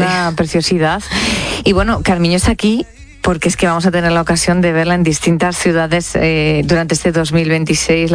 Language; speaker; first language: Spanish; native; Spanish